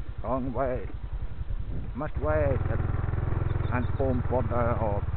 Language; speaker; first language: English; non-native, learner; Finnish